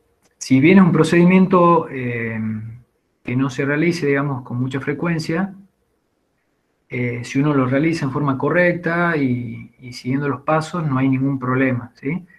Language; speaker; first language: Spanish; native; Spanish